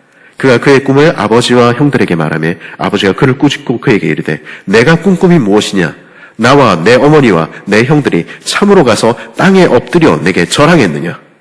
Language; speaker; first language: Korean; native; Korean